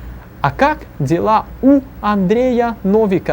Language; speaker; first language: Russian; non-native, fluent; English